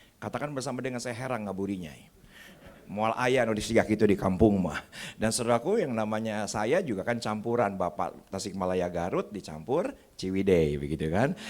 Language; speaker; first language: Indonesian; native; Indonesian